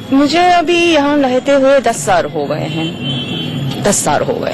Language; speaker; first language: Hindi; non-native, fluent; Japanese